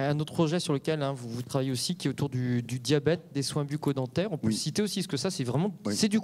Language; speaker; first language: French; native; French